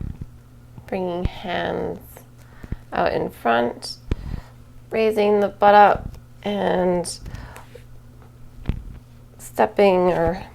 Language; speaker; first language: English; native; English